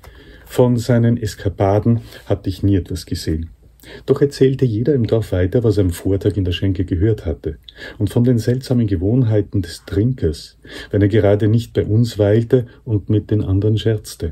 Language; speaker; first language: German; native; German